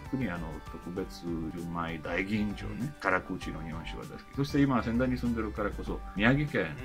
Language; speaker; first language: Japanese; non-native, fluent; Italian